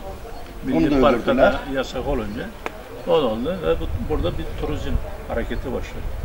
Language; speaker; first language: Turkish; native; Turkish